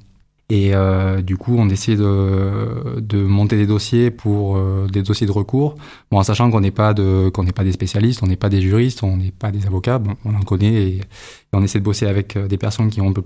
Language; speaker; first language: French; native; French